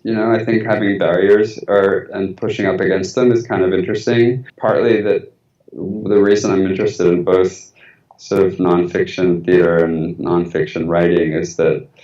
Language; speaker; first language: English; early bilingual, other home language; Spanish